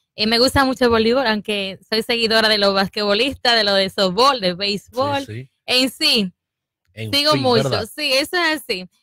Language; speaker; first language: Spanish; native; Spanish